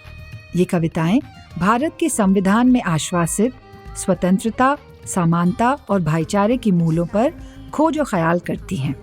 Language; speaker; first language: Hindi; native; Hindi